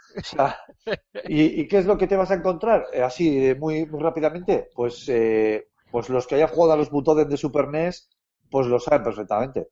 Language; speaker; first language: Spanish; native; Spanish